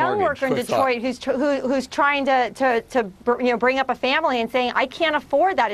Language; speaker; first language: English; native; English